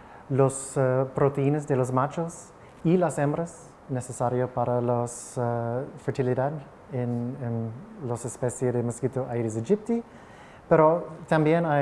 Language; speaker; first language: Spanish; non-native, fluent; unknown